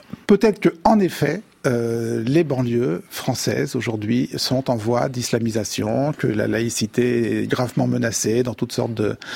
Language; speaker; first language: French; native; French